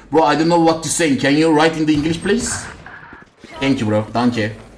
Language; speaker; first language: English; non-native, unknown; Turkish